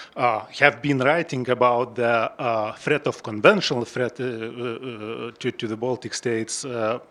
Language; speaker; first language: English; non-native, fluent; Lithuanian